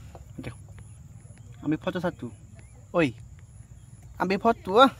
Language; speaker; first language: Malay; non-native, learner; Bangla